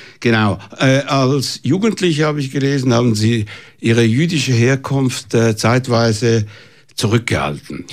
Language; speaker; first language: German; native; German